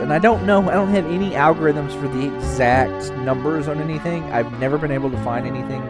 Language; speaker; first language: English; native; English